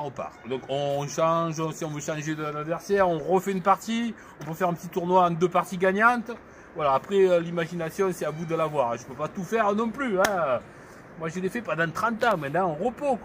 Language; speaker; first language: French; native; French